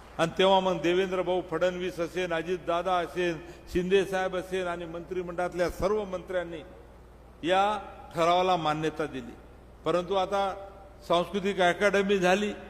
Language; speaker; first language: Marathi; non-native, local second language; Lambadi